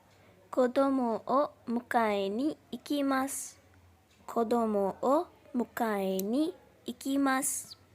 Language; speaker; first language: Japanese; non-native, fluent; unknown